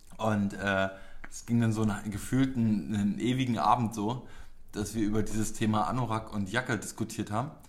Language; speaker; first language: German; early bilingual, other home language; Polish